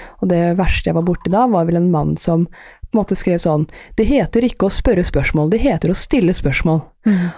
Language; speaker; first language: Norwegian; early bilingual, other home language; Persian